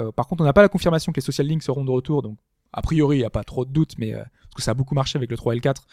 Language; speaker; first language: French; native; French